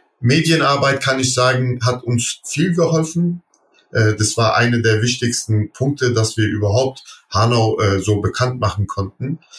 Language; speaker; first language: German; early bilingual, other home language; Turkish